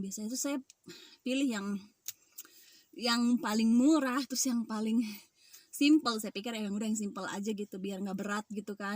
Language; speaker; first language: Indonesian; native; Indonesian